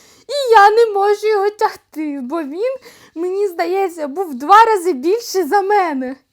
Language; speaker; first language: Ukrainian; non-native, local second language; Russian